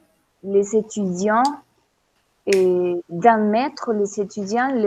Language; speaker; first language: French; non-native, fluent; Spanish